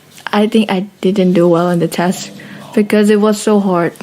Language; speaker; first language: English; non-native, fluent; Thai